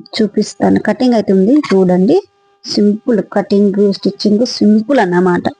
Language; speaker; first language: Telugu; non-native, local second language; Marathi